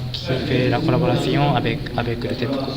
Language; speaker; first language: French; non-native, fluent; Japanese